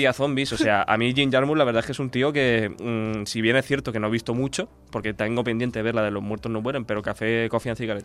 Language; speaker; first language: Spanish; native; Spanish